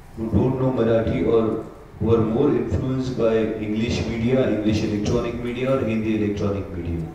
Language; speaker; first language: English; non-native, local second language; Marathi